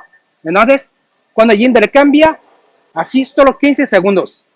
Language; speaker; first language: Spanish; non-native, learner; Chinese